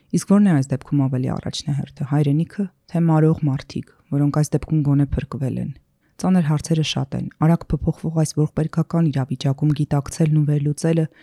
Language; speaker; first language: Armenian; native; Armenian